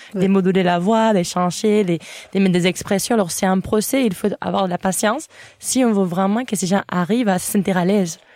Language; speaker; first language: French; non-native, fluent; Catalan